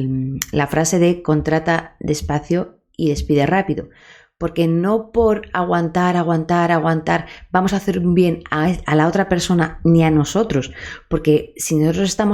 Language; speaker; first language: Spanish; native; Spanish